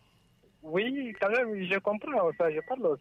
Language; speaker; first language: French; non-native, learner; Hausa